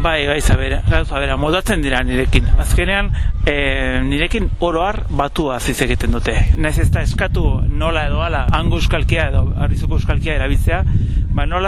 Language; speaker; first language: Basque; non-native, fluent; Spanish